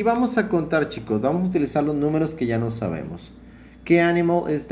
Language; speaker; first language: Spanish; native; Spanish